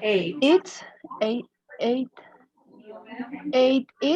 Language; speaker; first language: English; non-native, learner; Spanish